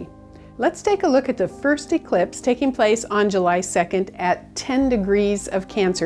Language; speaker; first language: English; native; English